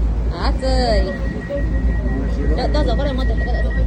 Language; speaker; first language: Japanese; non-native, fluent; Filipino